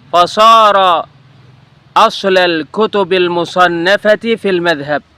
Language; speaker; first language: Arabic; non-native, fluent; Indonesian